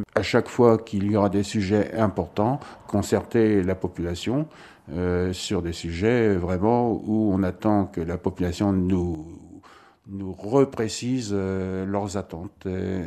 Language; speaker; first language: French; native; French